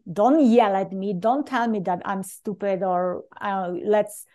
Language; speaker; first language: English; non-native, fluent; Polish